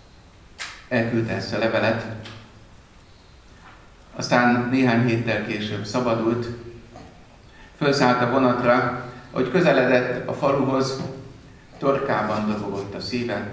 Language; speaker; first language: Hungarian; native; Hungarian